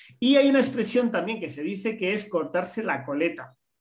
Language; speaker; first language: Spanish; native; Spanish